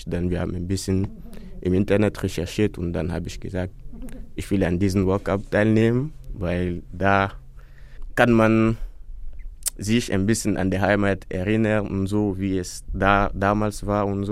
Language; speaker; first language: German; non-native, fluent; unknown